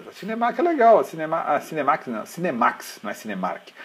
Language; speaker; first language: Portuguese; native; Portuguese